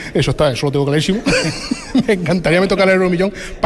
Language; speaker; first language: Spanish; native; Spanish